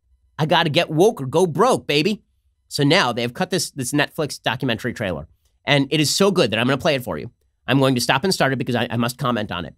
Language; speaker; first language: English; native; English